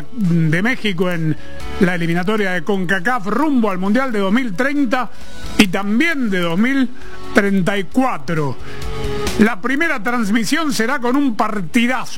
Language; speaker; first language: Spanish; native; Spanish